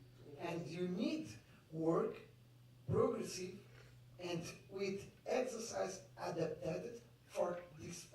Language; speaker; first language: English; non-native, fluent; Portuguese